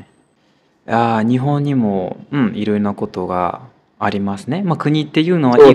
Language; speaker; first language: Japanese; non-native, fluent; Burmese